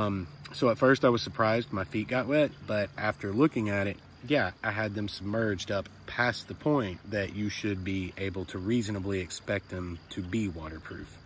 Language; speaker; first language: English; native; English